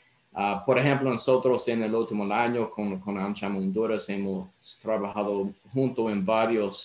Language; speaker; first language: Spanish; non-native, fluent; English